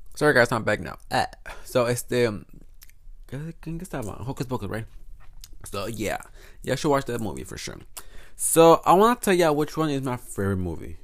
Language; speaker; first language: English; early bilingual, other home language; Spanish